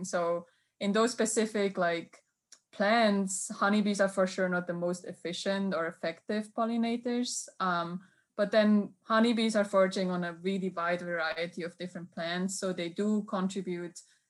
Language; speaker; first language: English; non-native, fluent; Swiss German